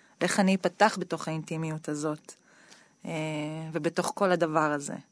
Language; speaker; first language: Hebrew; native; Hebrew